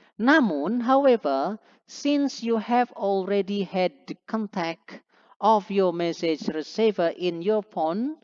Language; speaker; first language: English; non-native, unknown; Indonesian